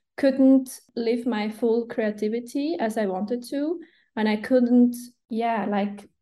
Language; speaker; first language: English; non-native, fluent; Swiss German